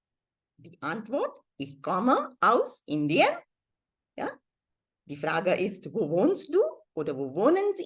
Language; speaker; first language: German; non-native, fluent; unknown